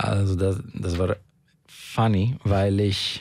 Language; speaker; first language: German; non-native, fluent; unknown